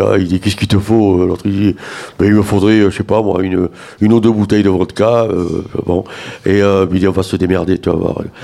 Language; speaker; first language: French; native; French